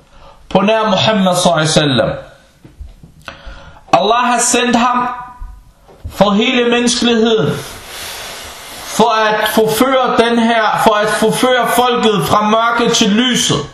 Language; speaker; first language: Danish; early bilingual, other home language; Arabic